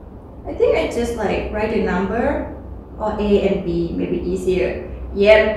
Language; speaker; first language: English; non-native, learner; Thai